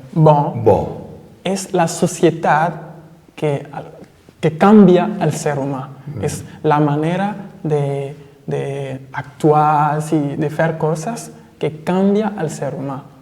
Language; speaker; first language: Catalan; non-native, fluent; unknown